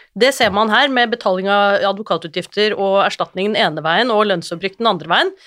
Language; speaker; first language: Norwegian; native; Norwegian